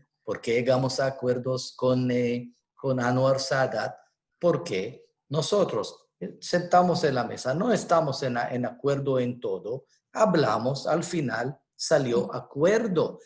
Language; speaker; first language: Spanish; non-native, fluent; Hebrew